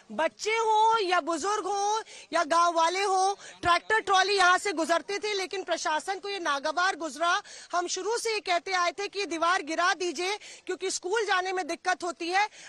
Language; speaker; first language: Hindi; native; Hindi